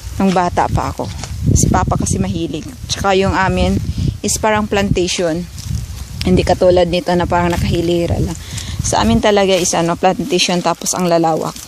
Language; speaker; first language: Filipino; non-native, local second language; Cebuano